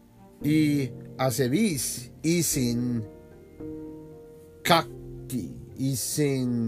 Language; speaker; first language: Greek; non-native, learner; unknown